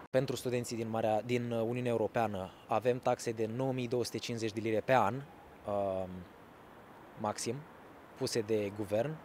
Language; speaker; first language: Romanian; native; Romanian